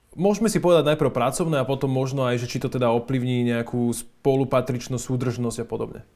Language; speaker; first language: Slovak; native; Slovak